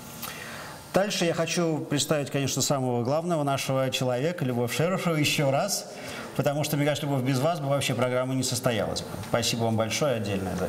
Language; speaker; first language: Russian; native; Russian